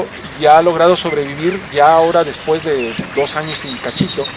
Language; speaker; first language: Spanish; native; Spanish